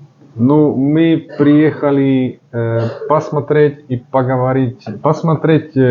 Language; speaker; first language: Russian; non-native, learner; Slovak